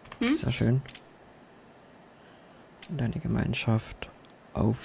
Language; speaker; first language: German; native; German